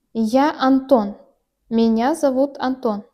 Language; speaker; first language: Russian; non-native, fluent; Uzbek